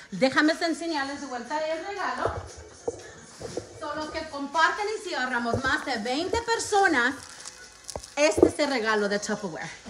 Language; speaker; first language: Spanish; early bilingual, heritage; Spanish